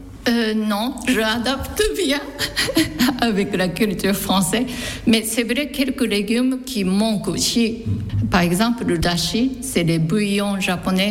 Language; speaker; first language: French; non-native, fluent; Japanese